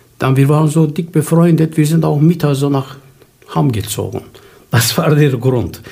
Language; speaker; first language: German; non-native, fluent; Turkish